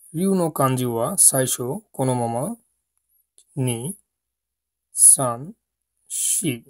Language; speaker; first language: Japanese; non-native, learner; Bangla